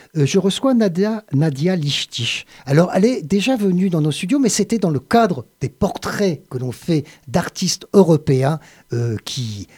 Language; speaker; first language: French; native; French